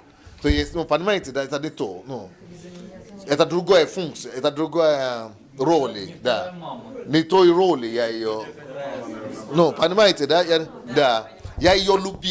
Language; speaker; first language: Russian; non-native, learner; Yoruba